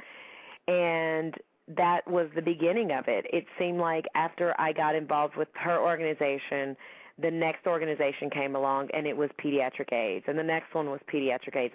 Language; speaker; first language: English; native; English